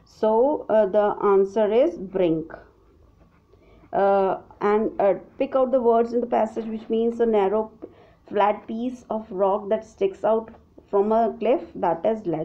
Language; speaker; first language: English; non-native, local second language; Hindi